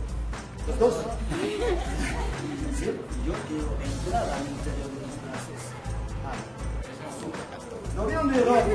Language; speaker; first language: Spanish; non-native, learner; French